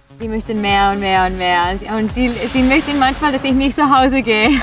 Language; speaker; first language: German; non-native, learner; Spanish